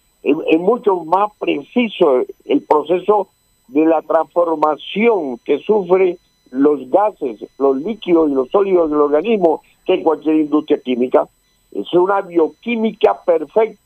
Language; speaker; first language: Spanish; native; Spanish